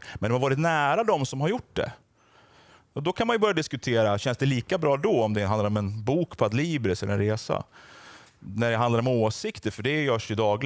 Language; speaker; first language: Swedish; native; Swedish